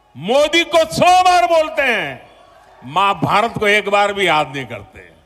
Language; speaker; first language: Hindi; non-native, local second language; Gujarati